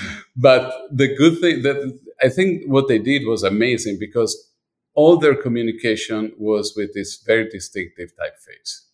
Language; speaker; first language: English; non-native, fluent; Italian